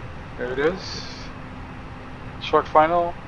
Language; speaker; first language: English; native; English